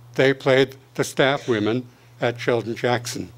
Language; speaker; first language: English; native; English